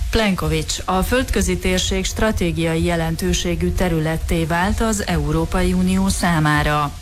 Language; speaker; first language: Hungarian; native; Hungarian